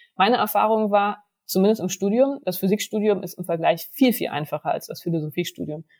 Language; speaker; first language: German; native; German